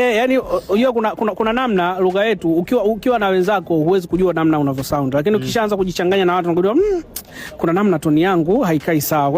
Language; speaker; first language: Swahili; native; Swahili